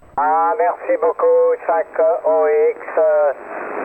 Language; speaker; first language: French; native; French